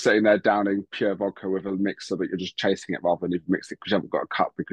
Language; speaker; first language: English; native; English